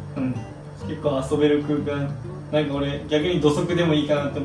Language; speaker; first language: Japanese; native; Japanese